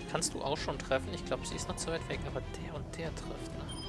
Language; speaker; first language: German; native; German